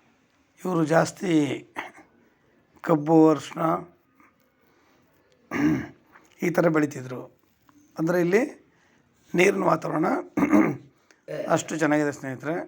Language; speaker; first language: Kannada; native; Kannada